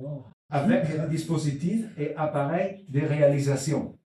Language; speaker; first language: French; non-native, learner; Italian